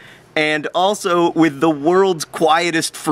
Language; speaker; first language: English; native; English